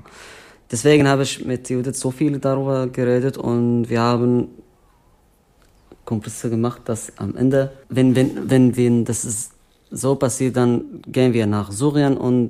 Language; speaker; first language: German; non-native, learner; Arabic